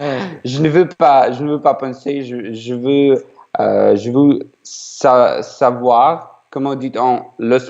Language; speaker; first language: French; non-native, learner; Ukrainian